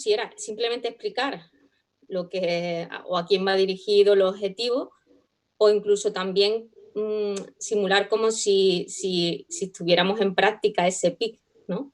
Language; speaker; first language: Spanish; native; Spanish